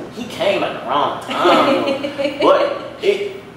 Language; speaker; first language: English; native; English